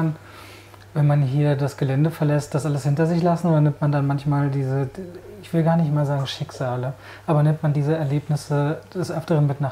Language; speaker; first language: German; native; German